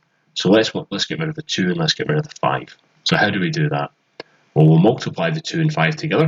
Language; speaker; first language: English; native; English